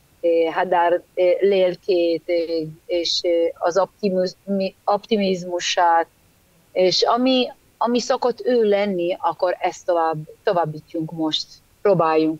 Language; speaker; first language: Hungarian; early bilingual, heritage; Hebrew